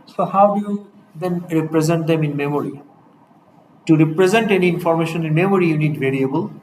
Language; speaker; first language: English; non-native, local second language; Bangla